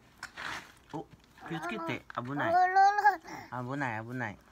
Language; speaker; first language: Japanese; non-native, learner; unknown